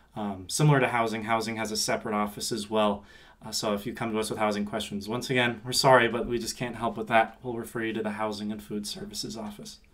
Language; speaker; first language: English; native; English